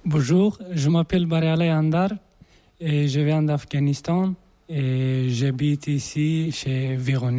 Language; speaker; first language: French; non-native, learner; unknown